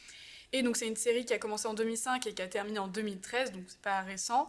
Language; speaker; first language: French; native; French